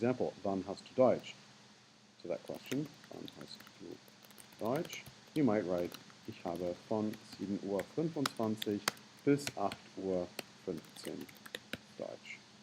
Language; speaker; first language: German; non-native, fluent; English